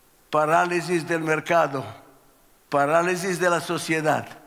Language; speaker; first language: Spanish; non-native, learner; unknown